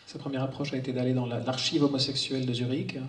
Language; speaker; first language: French; native; French